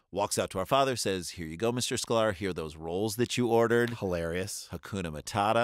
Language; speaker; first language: English; native; English